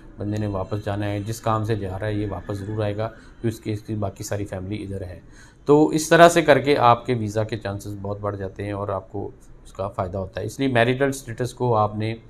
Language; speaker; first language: Urdu; non-native, local second language; Punjabi